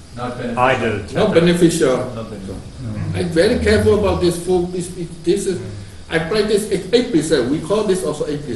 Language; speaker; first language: English; non-native, learner; Burmese